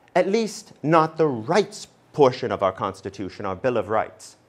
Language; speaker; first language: English; native; English